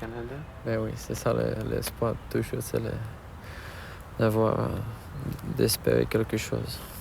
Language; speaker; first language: French; non-native, learner; Romanian